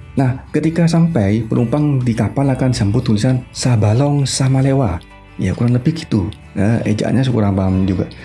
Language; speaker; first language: Indonesian; non-native, local second language; Madurese